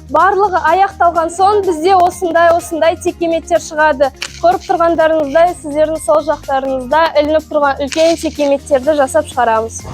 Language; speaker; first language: Kazakh; native; Kazakh